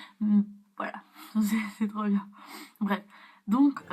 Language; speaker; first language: French; native; French